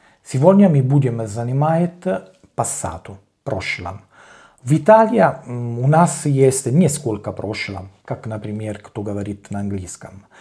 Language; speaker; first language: Russian; non-native, learner; Italian